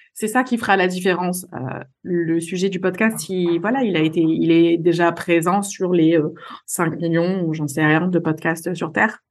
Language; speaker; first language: French; native; French